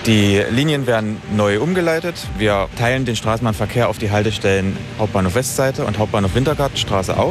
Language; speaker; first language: German; native; German